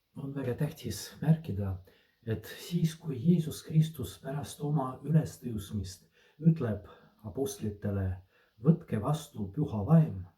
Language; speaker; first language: Estonian; non-native, fluent; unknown